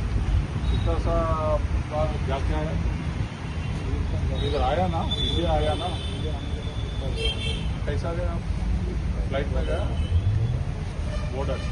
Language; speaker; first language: Hindi; non-native, fluent; Bangla